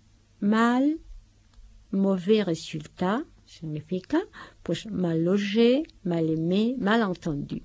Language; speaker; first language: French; non-native, fluent; Spanish